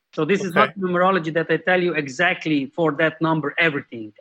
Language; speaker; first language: English; non-native, fluent; Slovenian